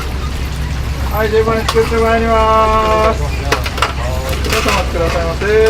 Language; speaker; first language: Japanese; native; Japanese